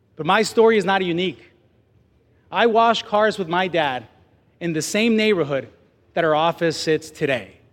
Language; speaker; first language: English; non-native, fluent; Spanish